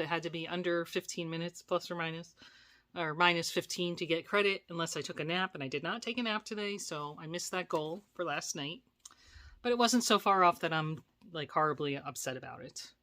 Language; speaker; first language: English; native; English